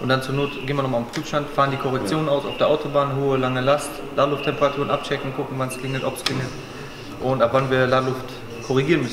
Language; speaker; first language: German; native; German